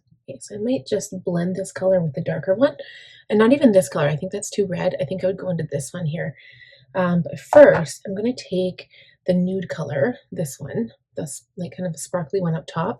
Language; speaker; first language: English; native; English